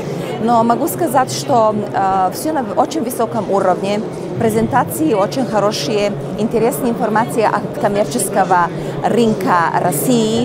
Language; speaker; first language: Russian; non-native, learner; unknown